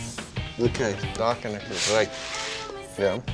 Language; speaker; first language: Afrikaans; non-native, local second language; English